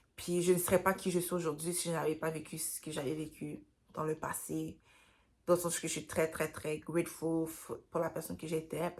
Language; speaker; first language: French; native; French